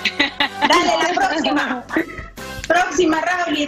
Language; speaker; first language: Spanish; native; Spanish